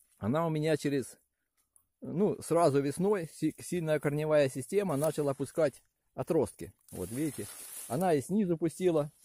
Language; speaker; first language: Russian; non-native, local second language; Ukrainian